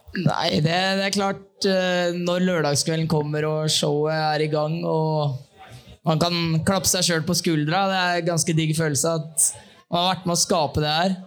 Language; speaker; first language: Norwegian; native; Norwegian